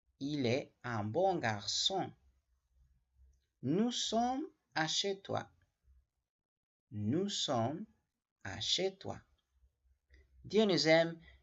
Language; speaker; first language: French; non-native, learner; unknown